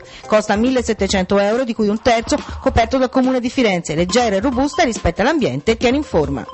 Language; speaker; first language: Italian; native; Italian